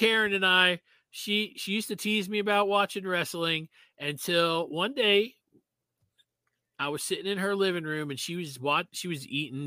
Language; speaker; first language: English; native; English